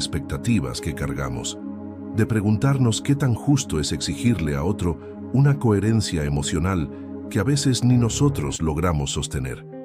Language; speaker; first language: Spanish; native; Spanish